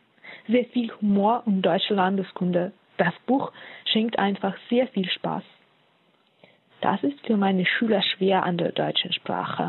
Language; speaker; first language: German; non-native, fluent; Russian